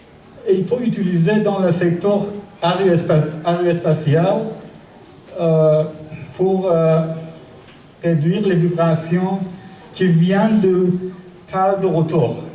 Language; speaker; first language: French; non-native, learner; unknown